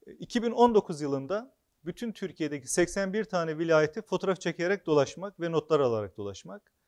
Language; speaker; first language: Turkish; native; Turkish